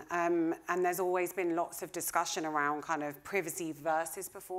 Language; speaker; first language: English; native; English